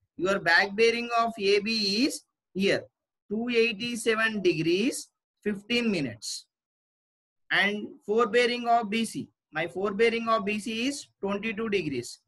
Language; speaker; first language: English; non-native, local second language; Telugu